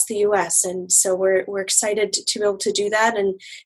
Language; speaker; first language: English; native; English